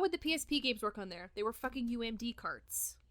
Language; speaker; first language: English; native; English